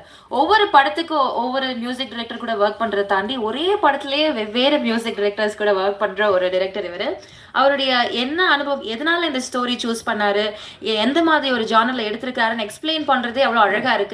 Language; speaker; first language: Tamil; native; Tamil